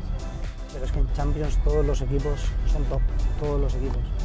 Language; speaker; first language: Spanish; native; Spanish